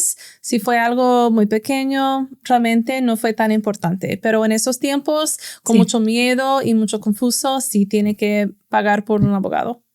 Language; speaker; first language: Spanish; non-native, fluent; English